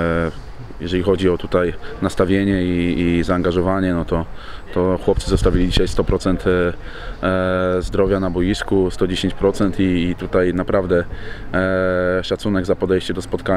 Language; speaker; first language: Polish; native; Polish